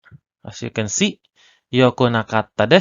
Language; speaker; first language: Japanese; non-native, learner; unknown